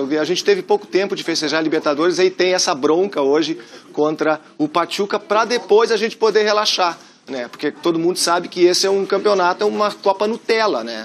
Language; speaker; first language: Portuguese; native; Portuguese